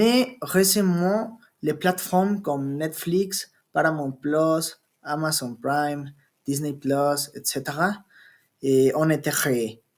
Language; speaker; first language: French; non-native, learner; Spanish